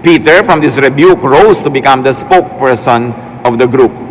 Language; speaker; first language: English; non-native, local second language; Filipino